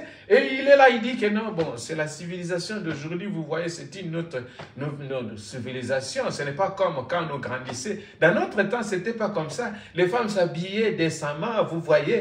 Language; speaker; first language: French; non-native, local second language; Lingala